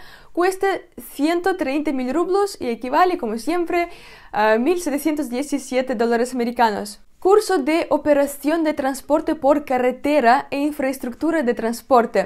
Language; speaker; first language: Spanish; non-native, fluent; Russian